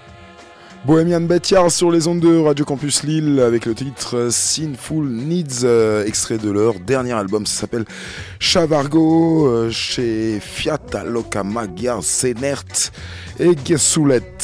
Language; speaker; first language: French; native; French